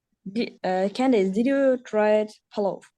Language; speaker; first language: English; non-native, learner; Uzbek